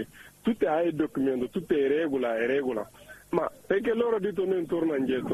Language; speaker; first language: Italian; non-native, learner; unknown